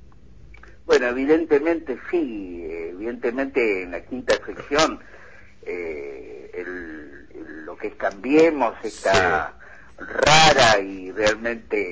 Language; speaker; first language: Spanish; native; Spanish